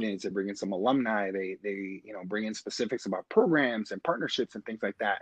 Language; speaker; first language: English; native; English